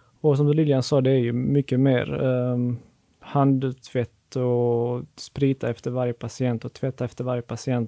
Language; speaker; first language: Swedish; native; Swedish